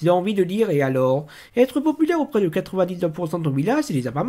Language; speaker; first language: French; native; French